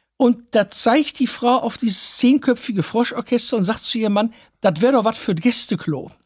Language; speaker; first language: German; native; German